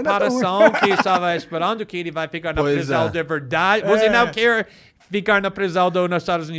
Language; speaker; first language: Portuguese; non-native, fluent; English